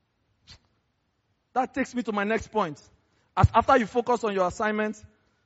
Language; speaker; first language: English; non-native, local second language; Yoruba